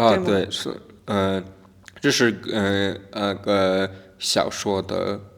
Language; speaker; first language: Chinese; non-native, learner; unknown